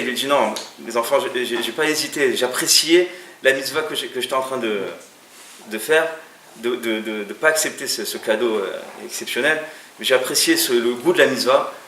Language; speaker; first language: French; native; French